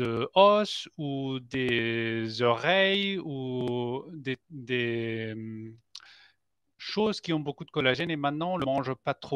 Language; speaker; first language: French; non-native, fluent; Spanish